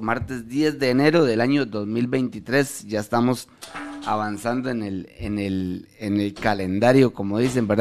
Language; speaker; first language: Spanish; native; Spanish